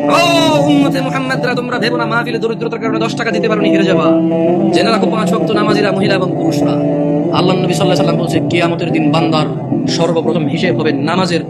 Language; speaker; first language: Bangla; early bilingual, heritage; Bangla